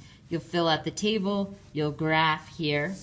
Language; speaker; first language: English; native; English